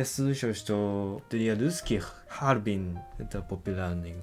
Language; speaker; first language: Russian; non-native, fluent; Japanese